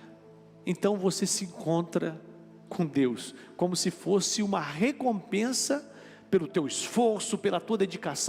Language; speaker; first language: Portuguese; native; Portuguese